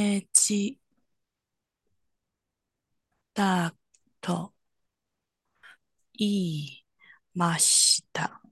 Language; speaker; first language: Japanese; non-native, learner; Chinese